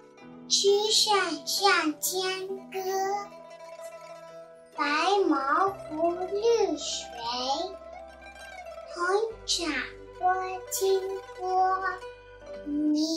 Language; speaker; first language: Chinese; non-native, learner; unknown